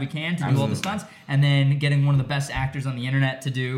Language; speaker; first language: English; native; English